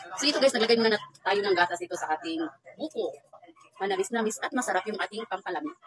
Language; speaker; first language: Filipino; non-native, local second language; Cebuano